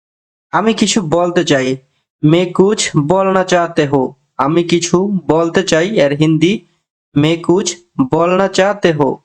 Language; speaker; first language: Hindi; non-native, local second language; Bangla